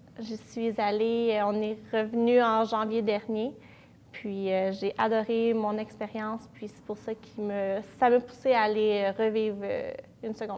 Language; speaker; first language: French; native; French